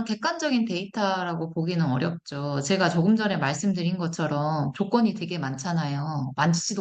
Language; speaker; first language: Korean; native; Korean